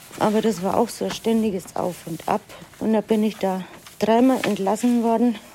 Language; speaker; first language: German; native; German